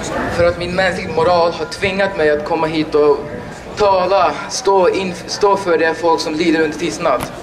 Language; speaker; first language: Swedish; non-native, learner; Uyghur